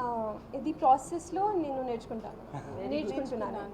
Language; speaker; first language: Telugu; non-native, learner; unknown